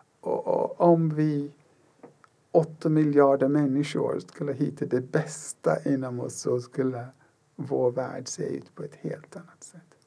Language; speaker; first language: Swedish; non-native, fluent; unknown